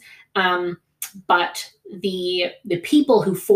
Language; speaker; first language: English; early bilingual, other home language; Greek